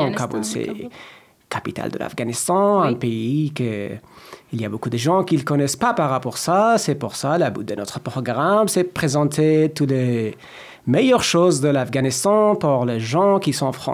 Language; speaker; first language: French; non-native, learner; Persian